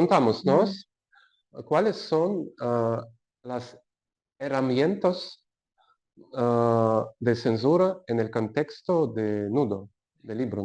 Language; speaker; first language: Spanish; non-native, learner; Russian